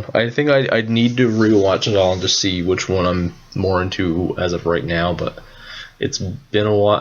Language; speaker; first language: English; native; English